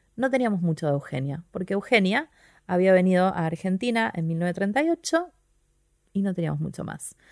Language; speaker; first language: Spanish; native; Spanish